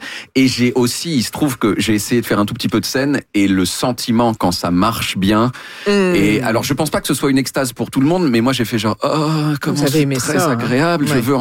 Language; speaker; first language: French; native; French